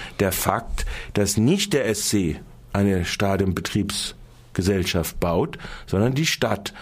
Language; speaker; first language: German; native; German